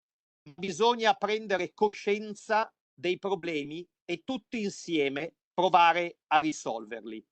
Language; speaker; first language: Italian; native; Italian